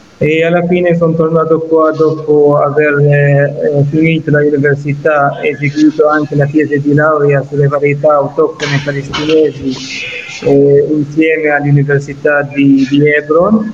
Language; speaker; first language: Italian; non-native, fluent; Arabic